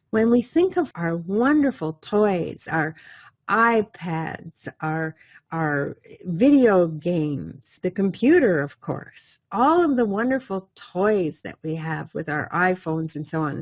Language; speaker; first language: English; native; English